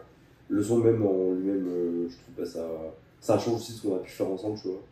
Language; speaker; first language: French; native; French